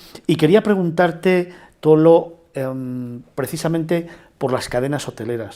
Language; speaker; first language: Spanish; native; Spanish